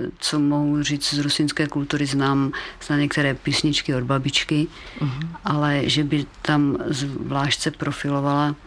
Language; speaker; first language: Czech; native; Czech